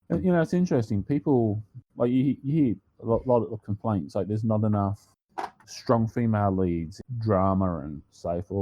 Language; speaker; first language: English; native; English